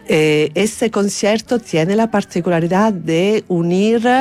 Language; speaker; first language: Spanish; non-native, fluent; Italian